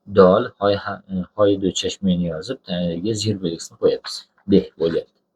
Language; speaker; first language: Uzbek; non-native, local second language; Tajik